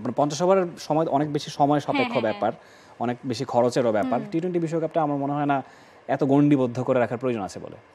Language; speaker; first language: Bangla; native; Bangla